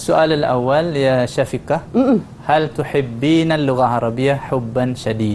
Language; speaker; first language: Arabic; non-native, fluent; Malay